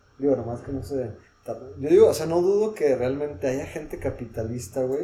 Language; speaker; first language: Spanish; native; Spanish